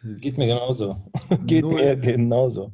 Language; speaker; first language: German; native; German